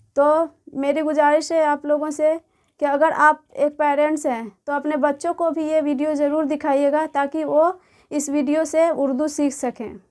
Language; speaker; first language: Hindi; native; Hindi